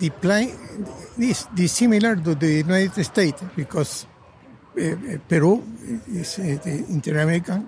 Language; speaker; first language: English; non-native, learner; Spanish